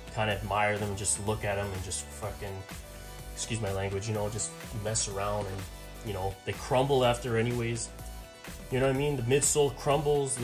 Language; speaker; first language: English; native; English